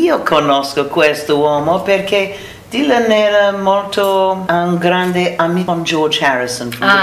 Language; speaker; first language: Italian; non-native, learner; English